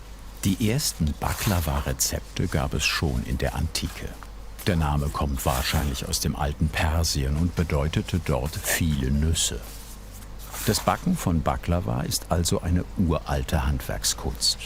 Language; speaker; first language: German; native; German